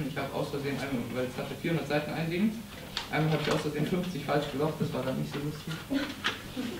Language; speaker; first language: German; native; German